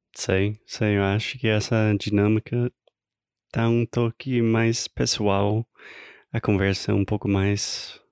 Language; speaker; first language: Portuguese; non-native, fluent; English